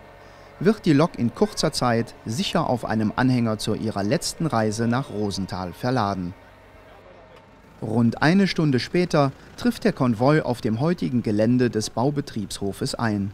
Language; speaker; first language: German; native; German